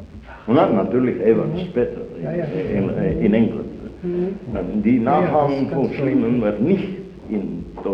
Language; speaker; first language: German; non-native, fluent; Italian